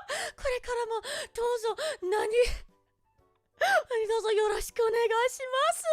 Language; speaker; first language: Japanese; non-native, learner; English